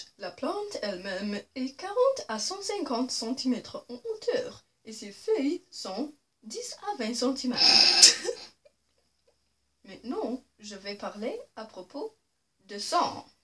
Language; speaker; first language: French; non-native, local second language; English